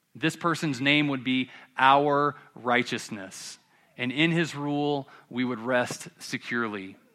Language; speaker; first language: English; native; English